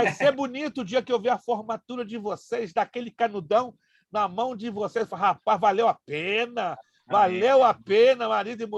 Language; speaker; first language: Portuguese; native; Portuguese